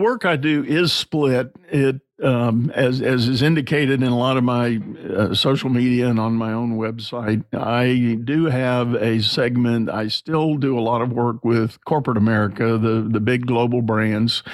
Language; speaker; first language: English; native; English